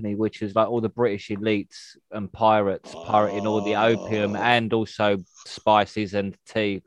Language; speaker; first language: English; native; English